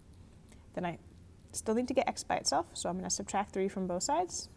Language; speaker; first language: English; native; English